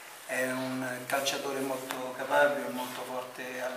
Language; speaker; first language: Italian; native; Italian